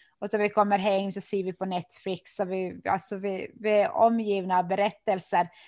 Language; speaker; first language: Swedish; native; Swedish